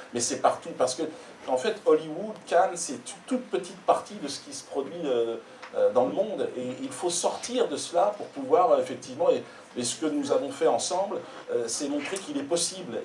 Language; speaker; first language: French; native; French